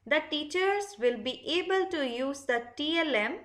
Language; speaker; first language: English; non-native, local second language; Punjabi